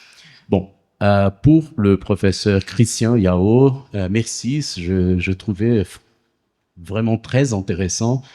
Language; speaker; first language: French; non-native, fluent; Portuguese